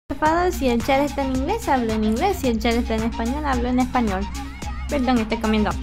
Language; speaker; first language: Spanish; early bilingual, heritage; Spanish